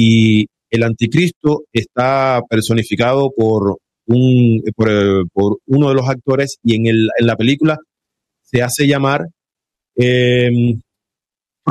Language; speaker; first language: Spanish; native; Spanish